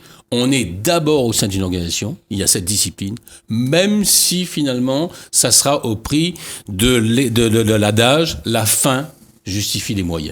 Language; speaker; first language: French; native; French